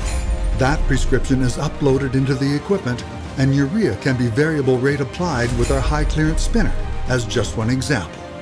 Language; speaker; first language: English; native; English